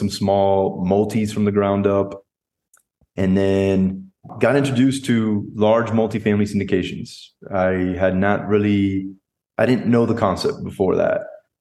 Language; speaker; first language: English; native; English